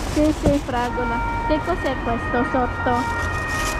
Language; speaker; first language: Italian; non-native, learner; Filipino